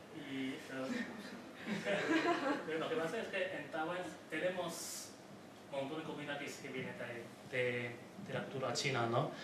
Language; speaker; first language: Spanish; non-native, learner; Chinese